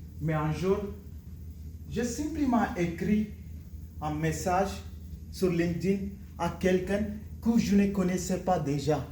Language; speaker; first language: French; non-native, learner; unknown